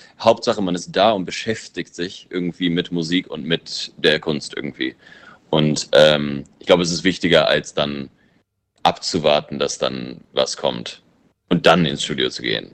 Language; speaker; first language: German; early bilingual, other home language; English